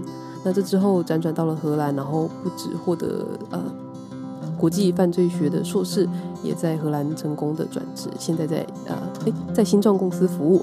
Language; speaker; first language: Chinese; native; Chinese